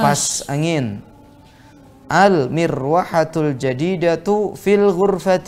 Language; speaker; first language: Arabic; non-native, fluent; Indonesian